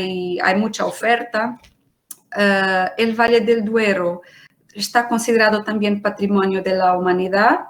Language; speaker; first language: Spanish; non-native, fluent; Portuguese